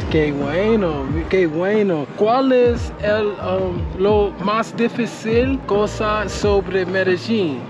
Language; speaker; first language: Spanish; non-native, learner; English